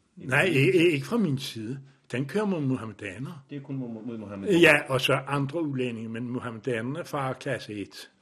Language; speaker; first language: Danish; native; Danish